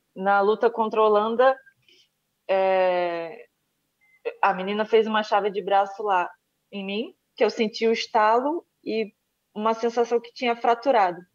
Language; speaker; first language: Portuguese; native; Portuguese